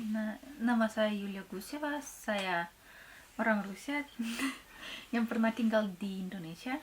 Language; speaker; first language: Indonesian; non-native, fluent; Russian